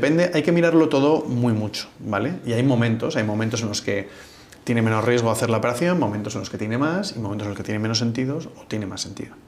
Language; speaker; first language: Spanish; native; Spanish